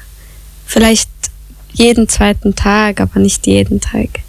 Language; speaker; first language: German; early bilingual, other home language; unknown